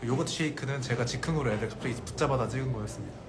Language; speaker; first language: Korean; native; Korean